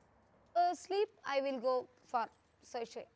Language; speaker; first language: English; non-native, learner; Malayalam